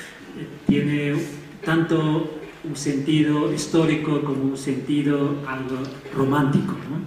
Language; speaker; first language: Spanish; non-native, fluent; Chinese